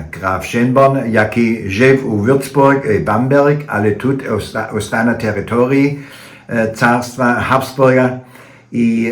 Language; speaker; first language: Ukrainian; non-native, learner; German